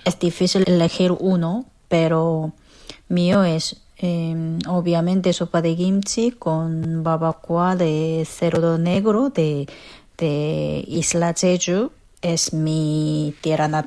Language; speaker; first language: Spanish; non-native, fluent; Korean